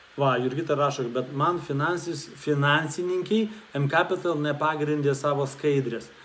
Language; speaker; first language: Lithuanian; non-native, local second language; Russian